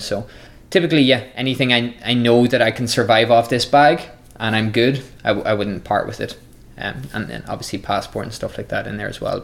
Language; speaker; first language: English; native; English